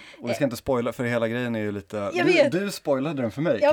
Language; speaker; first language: Swedish; native; Swedish